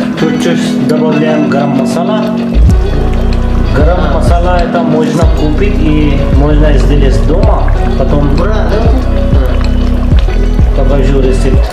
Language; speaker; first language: Russian; non-native, learner; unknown